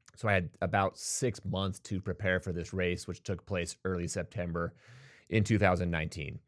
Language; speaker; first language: English; native; English